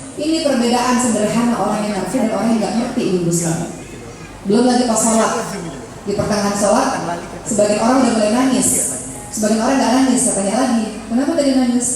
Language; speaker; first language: Indonesian; native; Indonesian